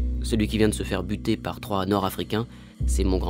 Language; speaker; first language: French; native; French